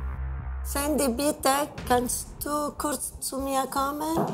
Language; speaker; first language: German; non-native, learner; Spanish